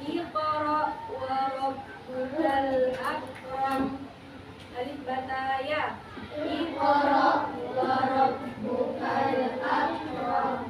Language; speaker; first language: Indonesian; native; Indonesian